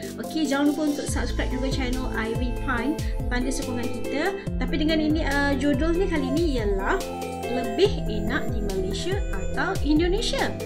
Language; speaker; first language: Malay; native; Malay